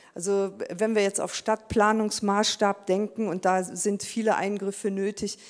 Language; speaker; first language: German; native; German